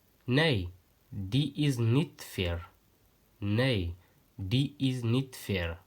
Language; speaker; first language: Dutch; non-native, learner; Tigrinya